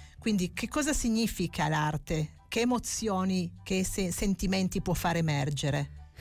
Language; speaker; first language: Italian; native; Italian